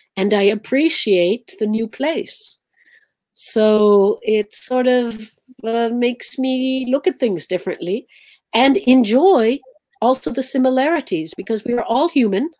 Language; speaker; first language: English; early bilingual, other home language; Arabic